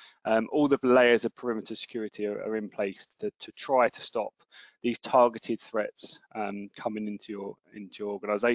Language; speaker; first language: English; native; English